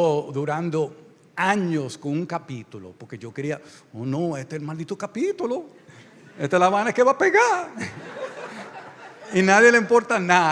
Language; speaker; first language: Spanish; early bilingual, heritage; Spanish